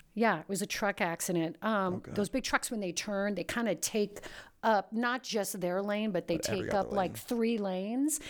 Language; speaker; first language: English; early bilingual, other home language; Italian